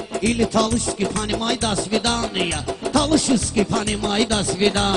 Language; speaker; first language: Russian; non-native, learner; Talysh